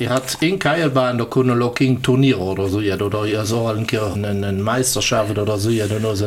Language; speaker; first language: German; native; German